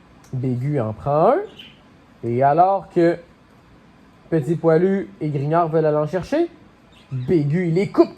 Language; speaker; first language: French; native; French